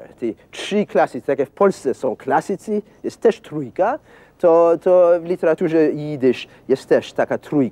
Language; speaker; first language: Polish; non-native, fluent; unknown